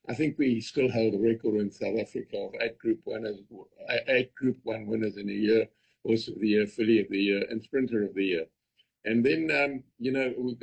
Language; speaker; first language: English; native; English